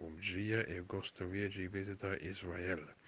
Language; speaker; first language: Portuguese; non-native, learner; English